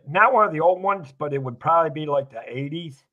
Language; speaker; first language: English; native; English